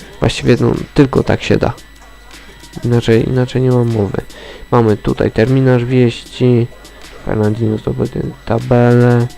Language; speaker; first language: Polish; native; Polish